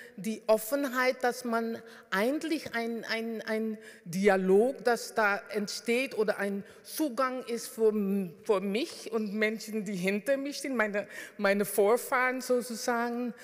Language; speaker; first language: German; non-native, fluent; Dutch